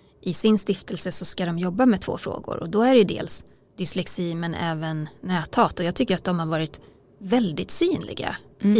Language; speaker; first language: Swedish; native; Swedish